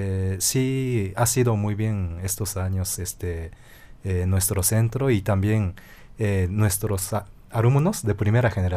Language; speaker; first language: Spanish; non-native, fluent; Japanese